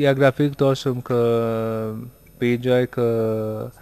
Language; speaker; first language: Persian; early bilingual, heritage; Persian